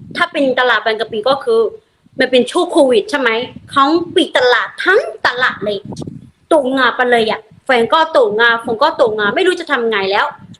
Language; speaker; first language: Thai; non-native, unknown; Burmese